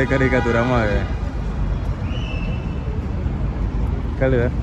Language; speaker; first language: Spanish; native; Spanish